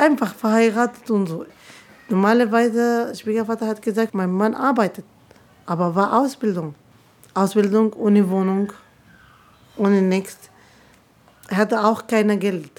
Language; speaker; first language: German; non-native, learner; Arabic